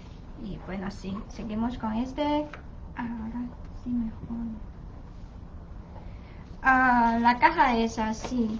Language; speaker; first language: Spanish; non-native, learner; Chinese